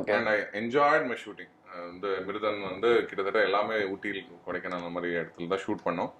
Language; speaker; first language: Tamil; non-native, fluent; Kannada